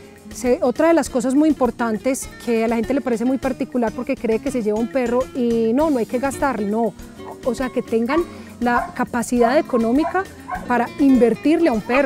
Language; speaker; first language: Spanish; native; Spanish